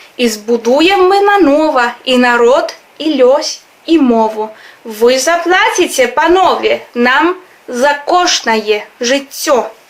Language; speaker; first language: Belarusian; non-native, fluent; Spanish